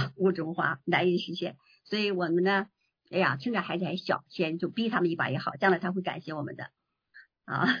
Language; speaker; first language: Chinese; native; Chinese